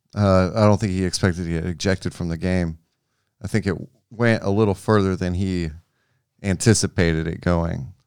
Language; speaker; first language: English; native; English